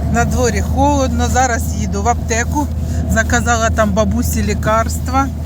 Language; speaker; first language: Ukrainian; native; Ukrainian